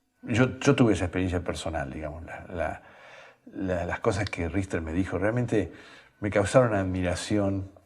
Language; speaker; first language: Spanish; native; Spanish